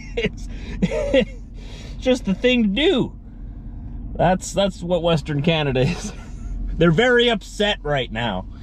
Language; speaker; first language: English; native; English